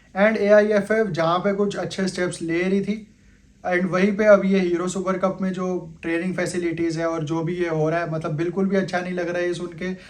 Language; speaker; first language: Hindi; native; Hindi